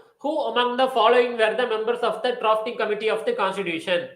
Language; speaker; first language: English; non-native, local second language; Tamil